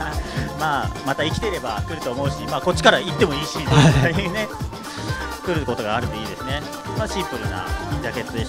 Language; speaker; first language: Japanese; native; Japanese